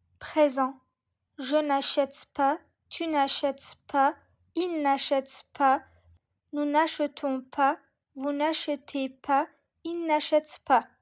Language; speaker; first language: French; non-native, learner; Turkish